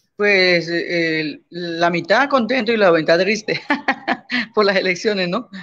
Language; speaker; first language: Spanish; native; Spanish